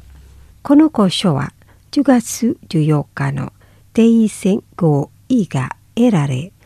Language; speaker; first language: Japanese; non-native, fluent; Indonesian